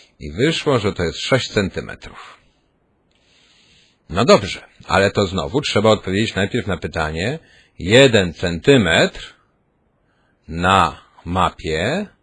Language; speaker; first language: Polish; native; Polish